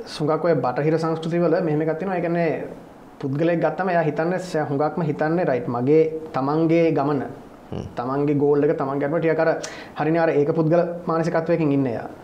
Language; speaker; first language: Sinhala; native; Sinhala